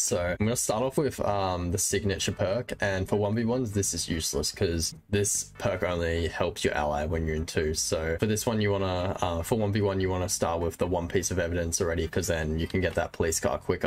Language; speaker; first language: English; native; English